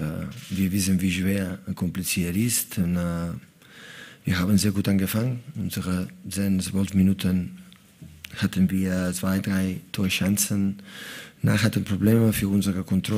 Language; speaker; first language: German; non-native, fluent; Catalan